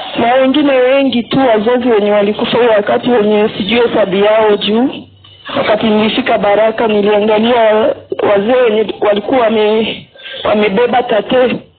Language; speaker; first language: Swahili; non-native, local second language; Kinyarwanda